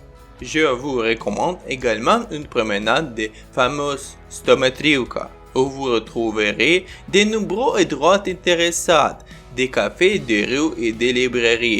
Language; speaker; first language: French; non-native, learner; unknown